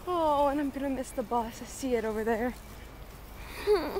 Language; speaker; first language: English; native; English